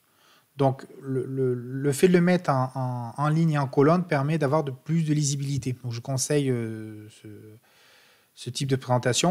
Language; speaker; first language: French; native; French